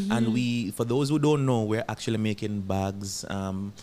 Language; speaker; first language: English; non-native, local second language; Jamaican Creole English